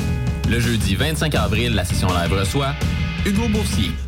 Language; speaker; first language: French; native; French